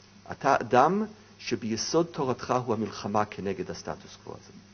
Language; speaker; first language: Hebrew; non-native, fluent; English